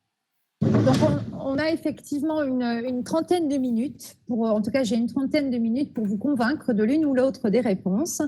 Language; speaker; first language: French; native; French